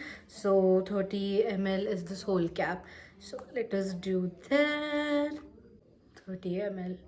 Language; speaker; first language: English; non-native, local second language; Hindi